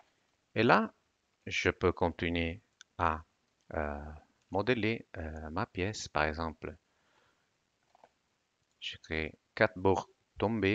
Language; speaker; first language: French; non-native, fluent; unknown